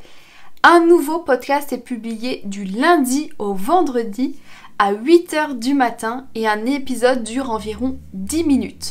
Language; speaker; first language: French; native; French